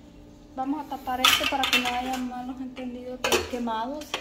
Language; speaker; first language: Spanish; native; Spanish